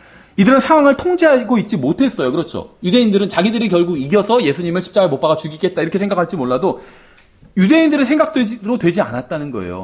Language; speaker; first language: Korean; native; Korean